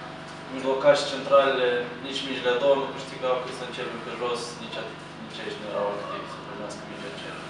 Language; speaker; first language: Romanian; non-native, local second language; Russian